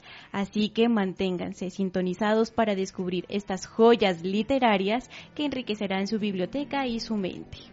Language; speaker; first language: Spanish; native; Spanish